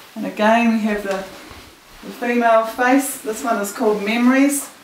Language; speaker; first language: English; native; English